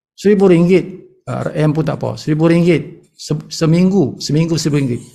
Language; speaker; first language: Malay; native; Malay